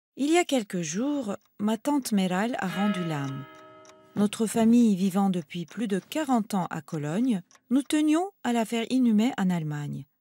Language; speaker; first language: French; non-native, fluent; Turkish